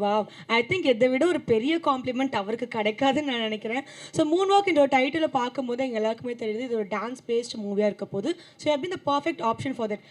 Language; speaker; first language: Tamil; native; Tamil